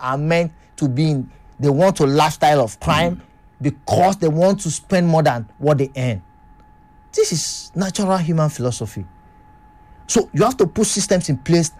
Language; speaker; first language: English; non-native, local second language; Yoruba